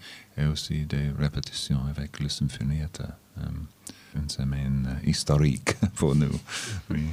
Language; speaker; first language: French; non-native, learner; English